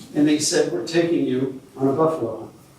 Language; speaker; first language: English; native; English